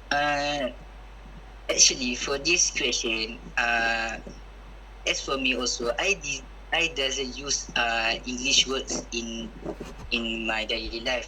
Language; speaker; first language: English; non-native, local second language; Malay